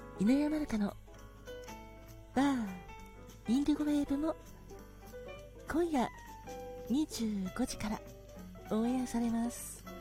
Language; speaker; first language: Japanese; native; Japanese